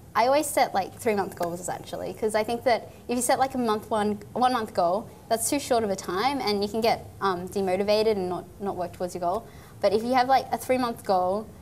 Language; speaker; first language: English; native; English